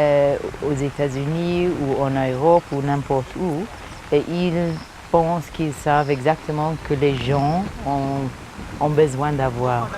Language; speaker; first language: French; early bilingual, heritage; English